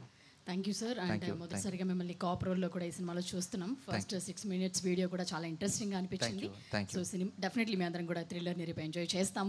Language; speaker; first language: Telugu; native; Telugu